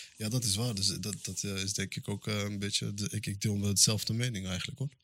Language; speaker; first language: Dutch; early bilingual, other home language; Arabic